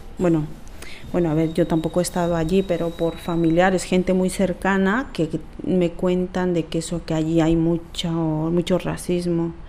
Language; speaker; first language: Spanish; native; Spanish